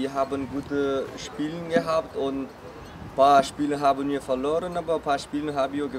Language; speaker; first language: German; non-native, learner; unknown